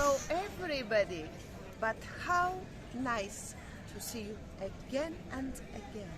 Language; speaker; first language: English; non-native, fluent; Russian